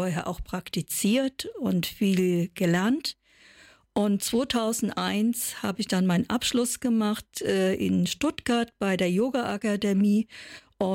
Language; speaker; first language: German; native; German